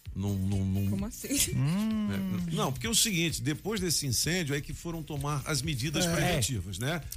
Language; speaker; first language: Portuguese; native; Portuguese